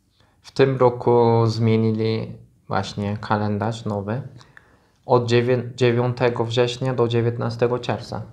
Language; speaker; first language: Polish; non-native, learner; Turkish